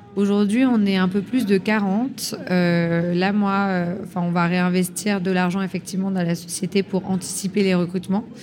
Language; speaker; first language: French; native; French